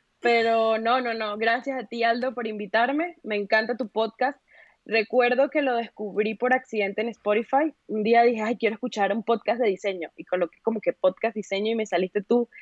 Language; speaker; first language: Spanish; native; Spanish